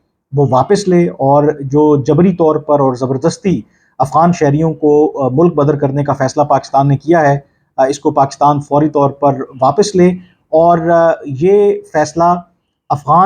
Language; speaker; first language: Urdu; native; Urdu